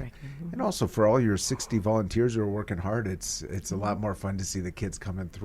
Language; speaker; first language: English; native; English